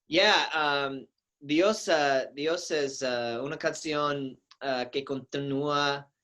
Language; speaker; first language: Spanish; non-native, learner; English